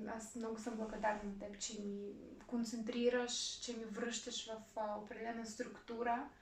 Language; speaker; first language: Bulgarian; non-native, fluent; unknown